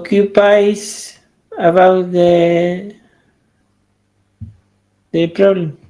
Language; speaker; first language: English; non-native, learner; Spanish